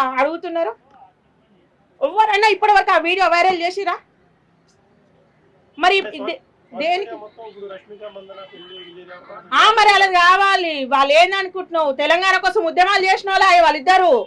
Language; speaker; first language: Telugu; native; Telugu